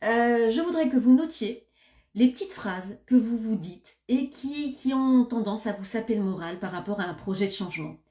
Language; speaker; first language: French; native; French